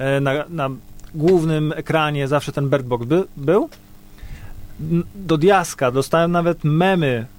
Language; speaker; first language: Polish; native; Polish